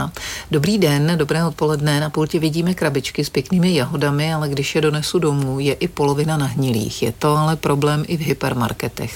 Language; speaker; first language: Czech; native; Czech